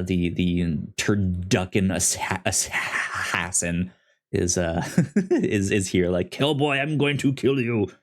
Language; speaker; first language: English; native; English